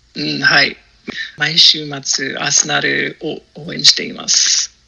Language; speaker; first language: Japanese; non-native, learner; English